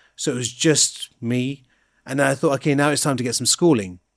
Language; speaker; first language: English; native; English